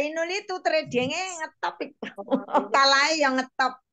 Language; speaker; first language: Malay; non-native, local second language; Javanese